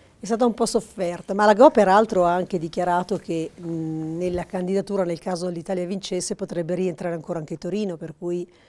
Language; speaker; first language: Italian; native; Italian